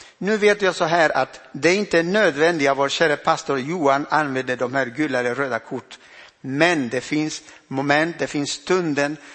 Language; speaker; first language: Swedish; non-native, fluent; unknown